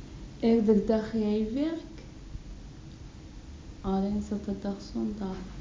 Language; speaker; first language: Dutch; non-native, learner; Arabic